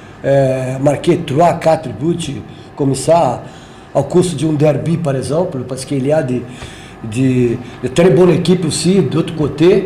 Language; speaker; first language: French; non-native, learner; Portuguese